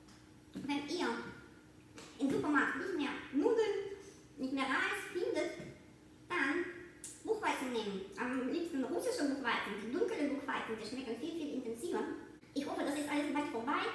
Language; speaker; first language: German; non-native, fluent; Russian